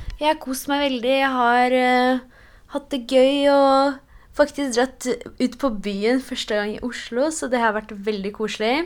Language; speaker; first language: Norwegian; early bilingual, other home language; Polish